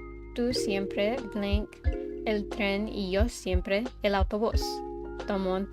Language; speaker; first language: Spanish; non-native, learner; English